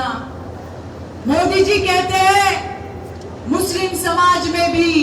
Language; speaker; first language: Hindi; non-native, local second language; Marathi